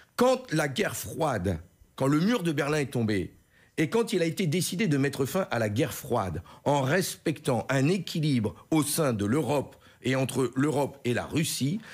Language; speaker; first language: French; native; French